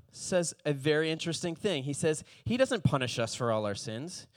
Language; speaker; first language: English; native; English